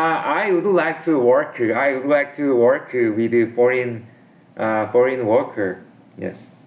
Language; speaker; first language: English; non-native, learner; Korean